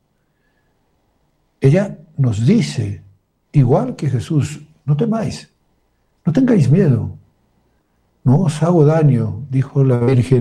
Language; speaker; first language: Spanish; native; Spanish